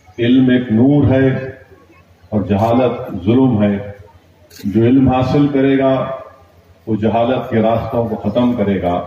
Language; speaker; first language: Urdu; native; Urdu